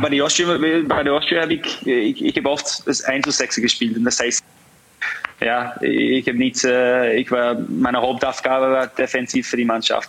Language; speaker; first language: German; non-native, fluent; English